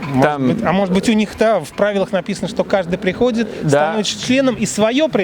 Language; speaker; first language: Russian; native; Russian